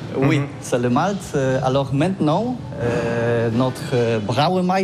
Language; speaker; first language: French; non-native, learner; Polish